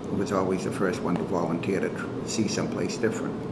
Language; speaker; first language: English; native; English